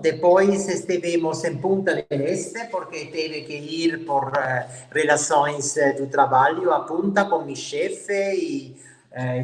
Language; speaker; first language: Portuguese; non-native, fluent; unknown